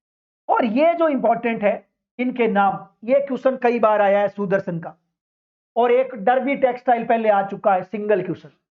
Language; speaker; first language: Hindi; native; Hindi